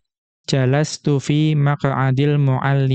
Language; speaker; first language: Arabic; non-native, fluent; Indonesian